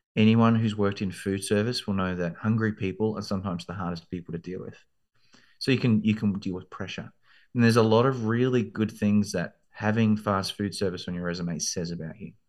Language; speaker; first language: English; native; English